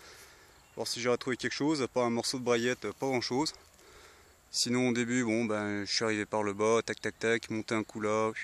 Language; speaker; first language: French; native; French